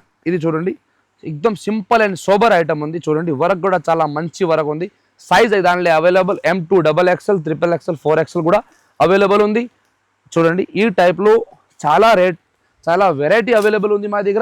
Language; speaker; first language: Telugu; non-native, local second language; Urdu